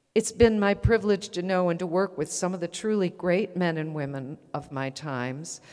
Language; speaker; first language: English; native; English